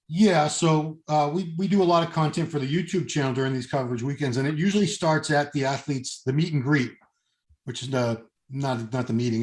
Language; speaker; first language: English; native; English